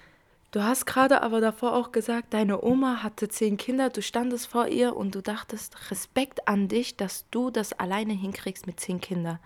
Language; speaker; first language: German; early bilingual, other home language; Kurdish